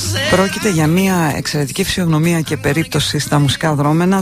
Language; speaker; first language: Greek; native; Greek